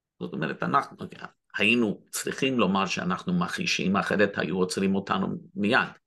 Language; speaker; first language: Hebrew; non-native, fluent; English